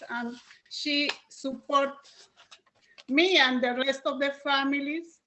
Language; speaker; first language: English; non-native, learner; Spanish